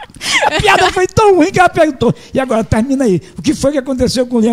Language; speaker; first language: Portuguese; native; Portuguese